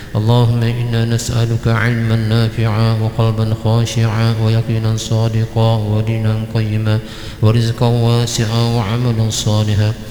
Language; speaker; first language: Arabic; non-native, fluent; Malay